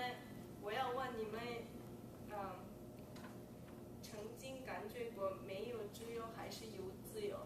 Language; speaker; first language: Chinese; non-native, learner; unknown